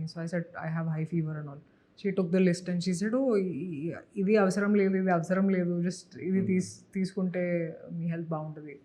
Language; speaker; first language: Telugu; non-native, local second language; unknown